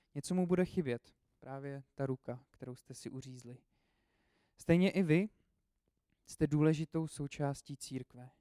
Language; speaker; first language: Czech; native; Czech